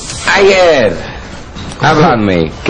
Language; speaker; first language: Spanish; non-native, learner; English